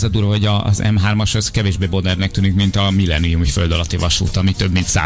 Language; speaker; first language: Hungarian; native; Hungarian